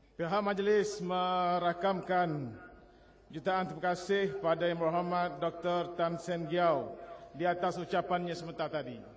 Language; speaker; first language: Malay; native; Malay